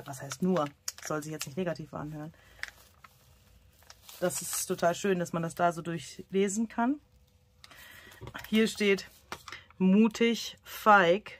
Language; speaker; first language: German; native; German